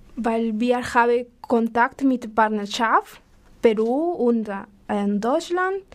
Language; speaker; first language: German; non-native, learner; Spanish